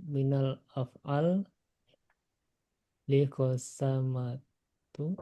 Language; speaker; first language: Arabic; non-native, learner; Indonesian